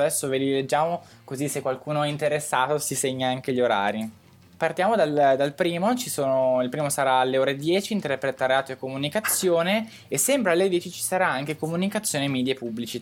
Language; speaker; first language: Italian; native; Italian